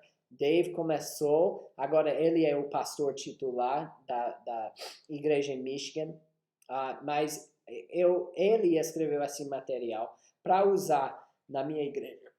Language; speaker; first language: Portuguese; non-native, fluent; English